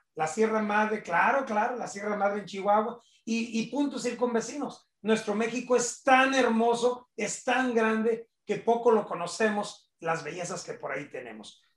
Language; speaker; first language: Spanish; early bilingual, heritage; Spanish